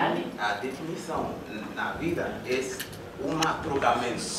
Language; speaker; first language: Portuguese; non-native, learner; Haitian Creole